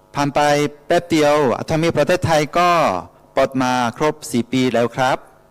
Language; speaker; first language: Thai; non-native, fluent; Korean